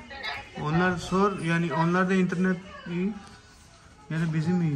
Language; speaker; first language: Turkish; non-native, learner; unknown